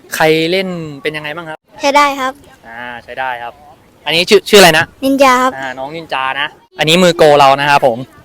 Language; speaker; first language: Thai; native; Thai